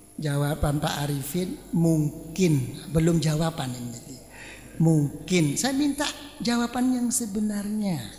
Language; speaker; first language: Malay; non-native, local second language; Javanese